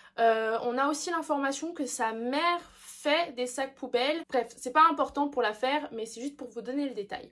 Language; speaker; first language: French; early bilingual, other home language; Portuguese